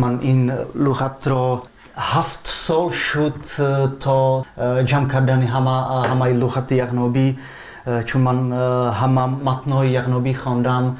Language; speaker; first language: Persian; non-native, fluent; Slovak